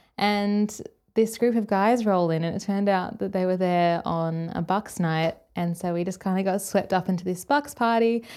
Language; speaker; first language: English; native; English